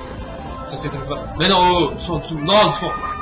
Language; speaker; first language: French; native; French